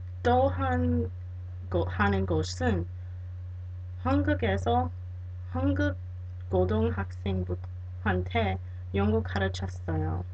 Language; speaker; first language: Korean; non-native, fluent; English